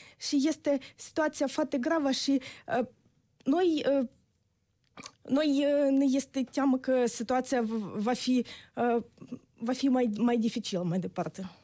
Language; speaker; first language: Romanian; non-native, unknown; Ukrainian